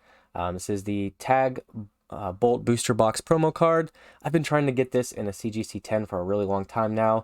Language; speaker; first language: English; native; English